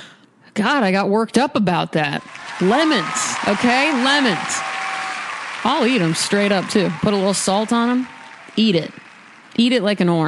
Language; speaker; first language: English; native; English